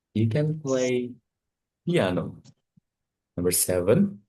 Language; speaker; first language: English; non-native, fluent; Indonesian